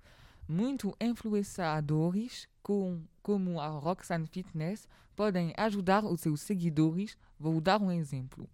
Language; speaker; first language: Portuguese; non-native, learner; French